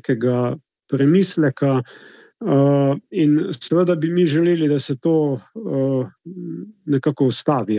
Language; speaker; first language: Slovenian; native; Slovenian